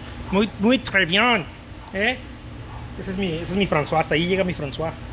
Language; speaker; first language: Spanish; native; Spanish